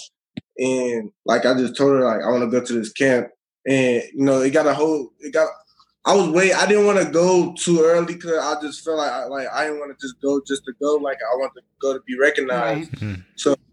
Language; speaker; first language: English; native; English